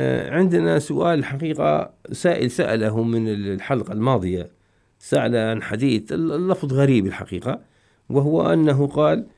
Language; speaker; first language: Arabic; native; Arabic